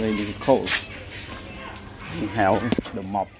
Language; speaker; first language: English; non-native, learner; Vietnamese